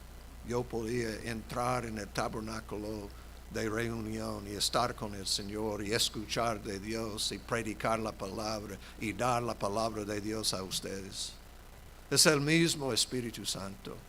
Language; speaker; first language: Spanish; non-native, fluent; English